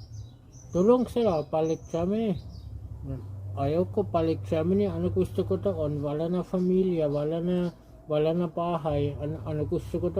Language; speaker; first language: Filipino; non-native, learner; German